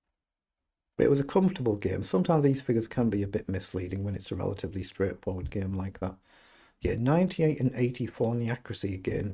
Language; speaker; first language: English; native; English